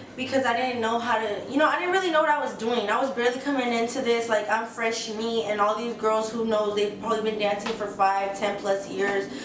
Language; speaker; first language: English; native; English